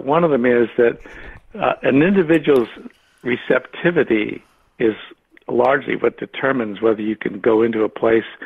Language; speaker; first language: English; native; English